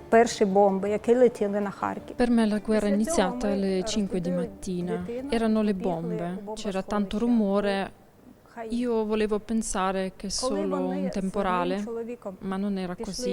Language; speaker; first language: Italian; non-native, fluent; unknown